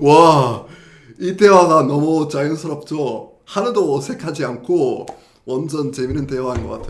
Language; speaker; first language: Korean; non-native, fluent; English